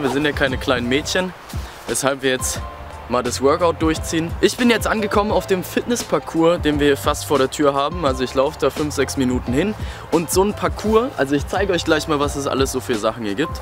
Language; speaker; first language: German; native; German